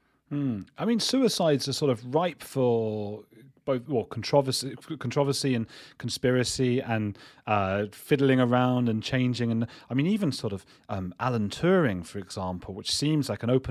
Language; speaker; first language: English; native; English